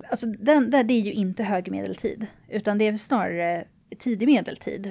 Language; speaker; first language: Swedish; native; Swedish